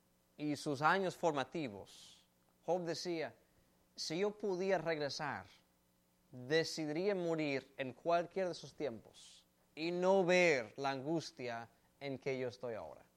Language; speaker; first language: Spanish; native; Spanish